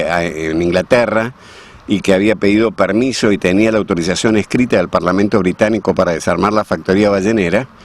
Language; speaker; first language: Spanish; native; Spanish